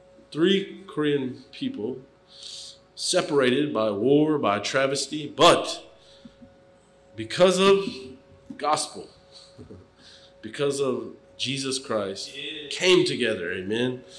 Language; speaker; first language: English; native; English